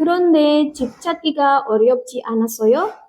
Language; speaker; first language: Korean; non-native, fluent; Indonesian